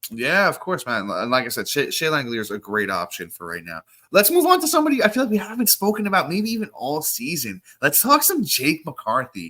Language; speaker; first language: English; native; English